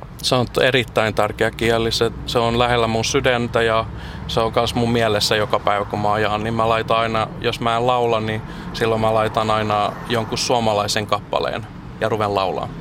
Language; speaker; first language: Finnish; early bilingual, heritage; Finnish